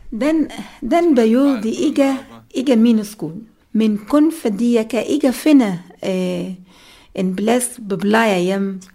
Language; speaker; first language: Danish; non-native, learner; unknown